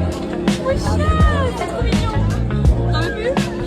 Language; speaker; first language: French; native; French